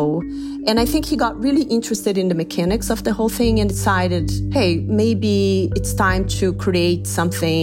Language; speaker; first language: English; non-native, fluent; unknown